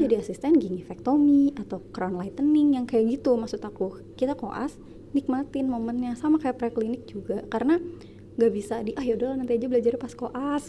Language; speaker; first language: Indonesian; native; Indonesian